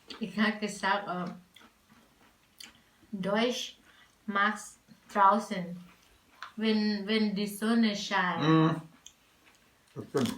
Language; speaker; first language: German; non-native, learner; Thai